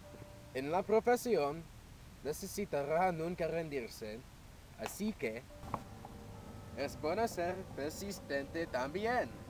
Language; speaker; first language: Spanish; non-native, learner; English